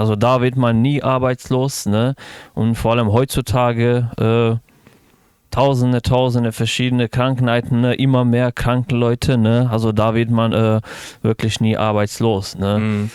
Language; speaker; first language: German; non-native, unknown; Bosnian